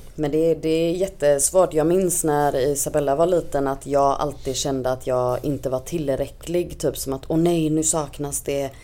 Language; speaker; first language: Swedish; native; Swedish